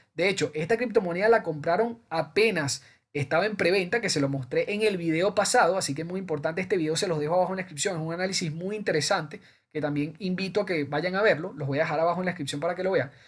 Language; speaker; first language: Spanish; native; Spanish